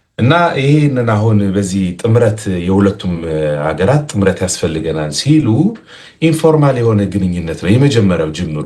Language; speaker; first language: Amharic; non-native, local second language; Tigrinya